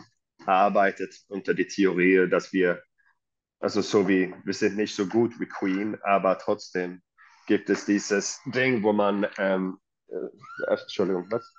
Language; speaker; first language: German; non-native, fluent; Swedish